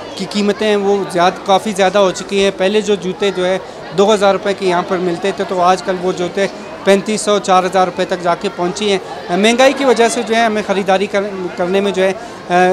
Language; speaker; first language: Urdu; non-native, local second language; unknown